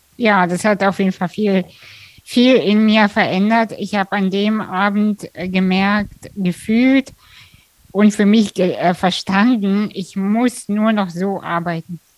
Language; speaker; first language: German; early bilingual, other home language; Russian